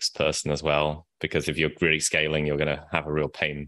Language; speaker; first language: English; native; English